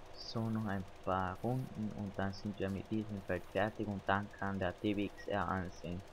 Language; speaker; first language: German; native; German